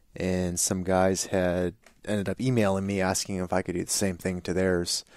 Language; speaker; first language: English; native; English